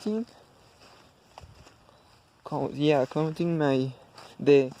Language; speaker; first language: English; non-native, learner; Spanish